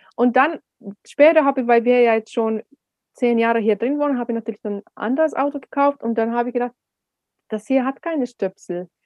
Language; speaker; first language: German; non-native, fluent; Finnish